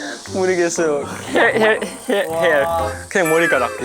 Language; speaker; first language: Korean; non-native, learner; Japanese